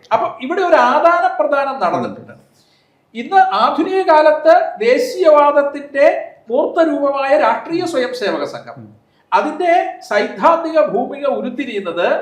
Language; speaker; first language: Malayalam; native; Malayalam